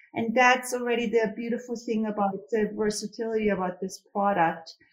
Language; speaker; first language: English; non-native, fluent; German